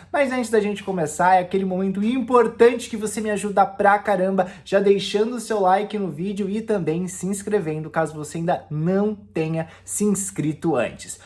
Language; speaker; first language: Portuguese; native; Portuguese